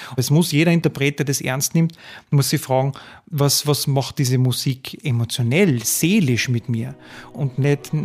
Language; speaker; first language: German; native; German